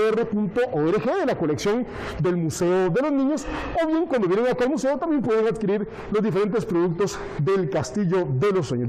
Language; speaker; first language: Spanish; native; Spanish